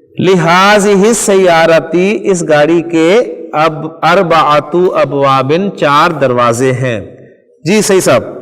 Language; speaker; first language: Urdu; non-native, local second language; Punjabi